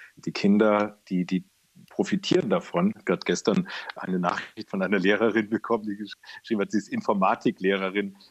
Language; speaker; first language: German; native; German